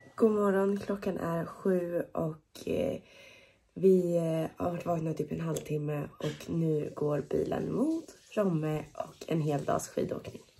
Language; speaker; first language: Swedish; native; Swedish